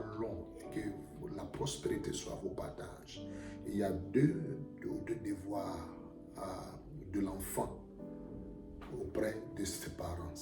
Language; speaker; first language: French; non-native, fluent; Akan